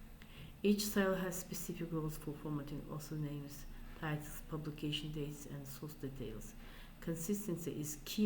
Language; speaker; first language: English; non-native, fluent; Kazakh